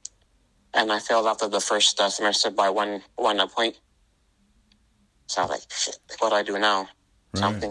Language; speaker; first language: English; native; English